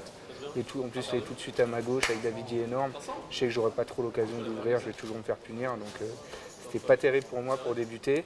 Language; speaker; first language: French; native; French